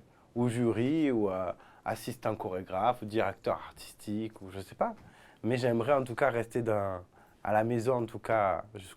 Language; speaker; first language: French; native; French